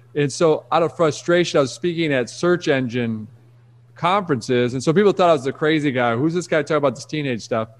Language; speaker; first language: English; native; English